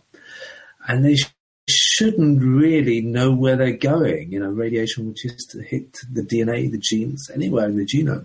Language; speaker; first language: English; native; English